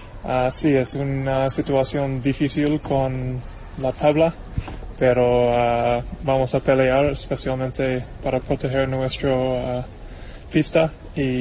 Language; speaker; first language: Spanish; non-native, fluent; English